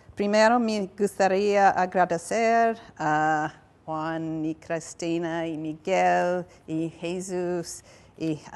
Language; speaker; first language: Spanish; non-native, learner; English